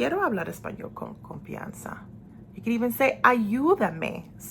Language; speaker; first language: Spanish; non-native, fluent; English